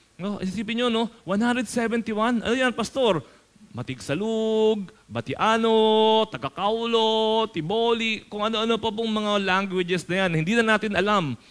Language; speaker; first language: Filipino; native; Filipino